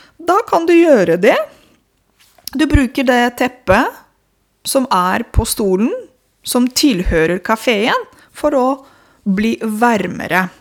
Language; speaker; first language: Norwegian; non-native, fluent; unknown